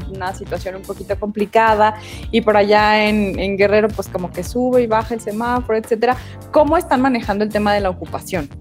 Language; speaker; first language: Spanish; native; Spanish